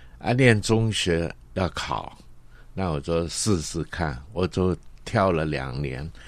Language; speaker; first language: Chinese; non-native, local second language; Cantonese